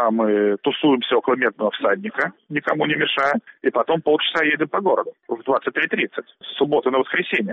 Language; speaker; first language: Russian; native; Russian